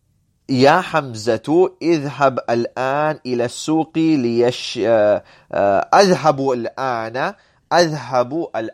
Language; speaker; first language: Arabic; non-native, fluent; English